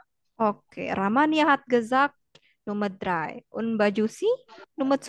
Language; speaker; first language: German; non-native, fluent; Indonesian